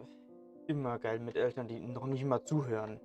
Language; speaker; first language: German; native; German